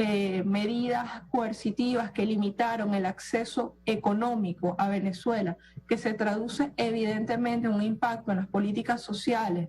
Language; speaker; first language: Spanish; native; Spanish